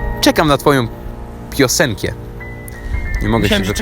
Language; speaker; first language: Polish; native; Polish